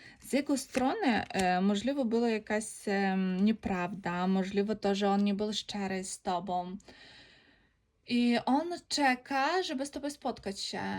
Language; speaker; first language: Polish; non-native, learner; Ukrainian